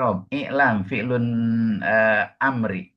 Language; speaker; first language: Arabic; non-native, learner; Indonesian